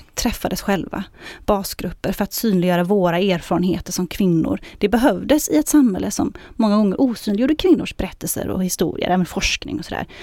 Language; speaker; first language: Swedish; early bilingual, other home language; Arabic